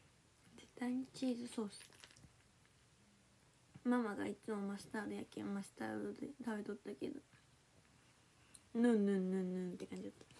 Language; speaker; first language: Japanese; native; Japanese